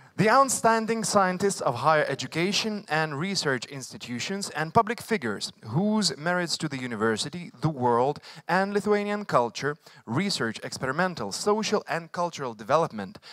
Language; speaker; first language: English; non-native, fluent; Lithuanian